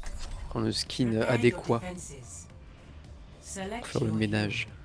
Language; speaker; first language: French; native; French